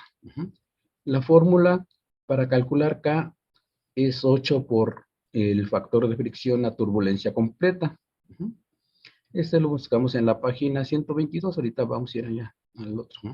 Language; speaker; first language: Spanish; native; Spanish